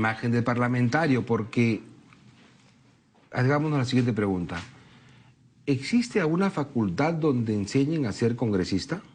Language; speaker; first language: Spanish; native; Spanish